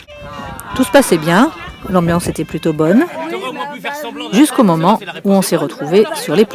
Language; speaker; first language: French; native; French